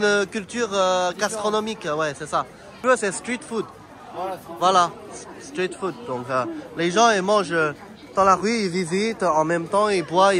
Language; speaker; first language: French; non-native, learner; Chinese